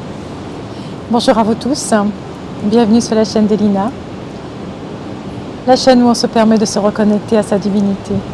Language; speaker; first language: French; native; French